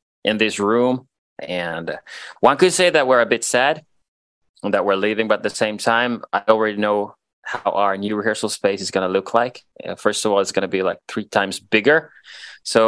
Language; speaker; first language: English; non-native, fluent; Swedish